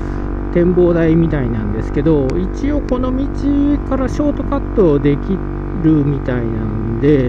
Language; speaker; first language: Japanese; native; Japanese